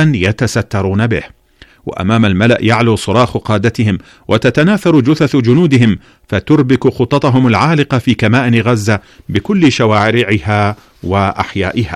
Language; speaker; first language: Arabic; native; Arabic